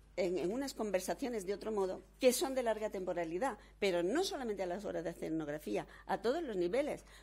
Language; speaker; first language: Spanish; native; Spanish